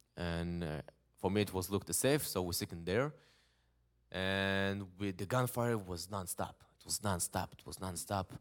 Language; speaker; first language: English; non-native, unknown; Hebrew